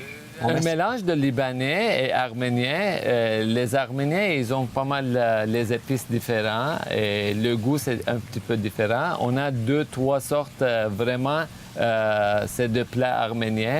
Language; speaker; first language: French; non-native, fluent; Armenian